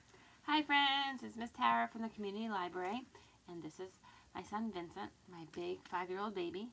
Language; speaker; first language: English; native; English